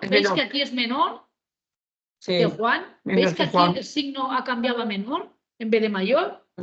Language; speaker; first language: Spanish; native; Spanish